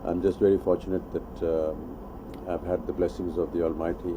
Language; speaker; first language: English; non-native, local second language; Hindi